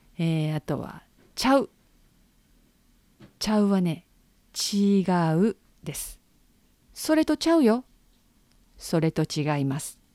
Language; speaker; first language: Japanese; native; Japanese